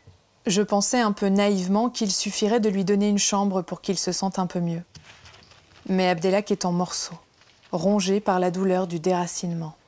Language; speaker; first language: French; native; French